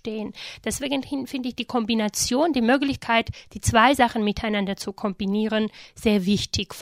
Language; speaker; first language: German; non-native, fluent; Georgian